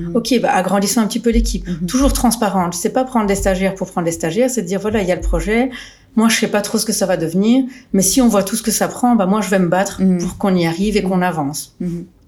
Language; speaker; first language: French; early bilingual, other home language; Portuguese